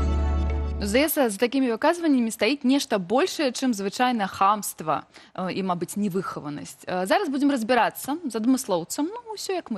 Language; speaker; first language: Belarusian; native; Belarusian